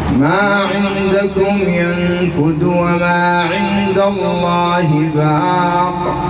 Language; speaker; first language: Arabic; native; Arabic